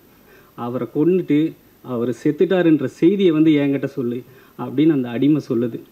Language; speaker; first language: Tamil; native; Tamil